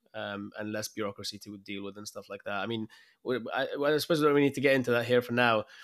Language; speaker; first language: English; early bilingual, other home language; Arabic